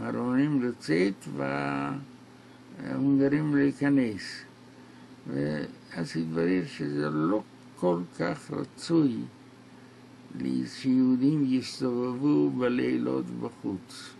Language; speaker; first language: Hebrew; non-native, local second language; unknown